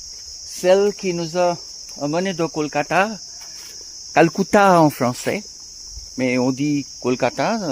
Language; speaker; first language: French; non-native, fluent; Bangla